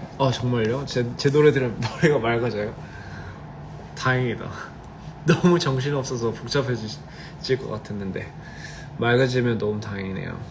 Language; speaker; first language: Korean; early bilingual, heritage; Korean